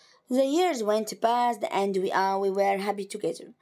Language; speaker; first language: English; non-native, fluent; Arabic